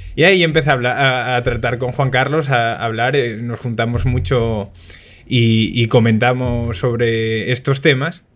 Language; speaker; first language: Spanish; native; Spanish